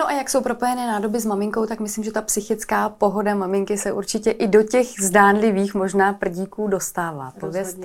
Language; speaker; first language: Czech; native; Czech